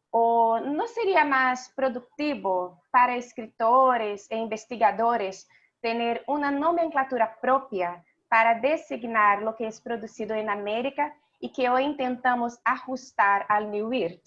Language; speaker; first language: Spanish; non-native, learner; Portuguese